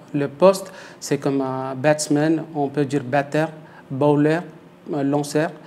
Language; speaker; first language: French; non-native, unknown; Tamil